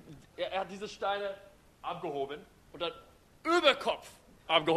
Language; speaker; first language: German; non-native, fluent; English